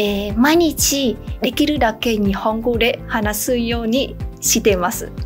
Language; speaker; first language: Japanese; non-native, learner; Vietnamese